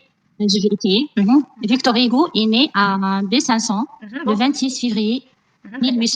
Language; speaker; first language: French; non-native, learner; Arabic